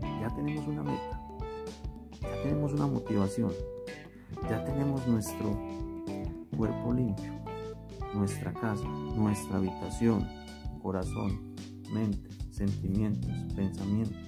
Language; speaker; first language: Spanish; native; Spanish